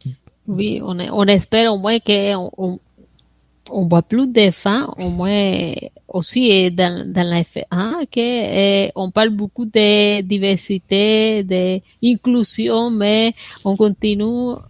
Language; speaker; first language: French; non-native, fluent; Spanish